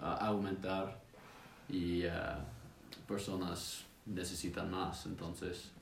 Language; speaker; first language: Spanish; non-native, learner; English